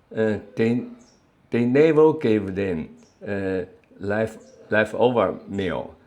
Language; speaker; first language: English; non-native, learner; Chinese